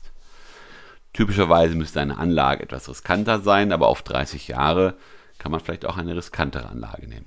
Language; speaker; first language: German; native; German